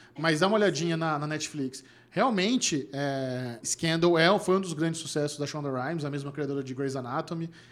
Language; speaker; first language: Portuguese; native; Portuguese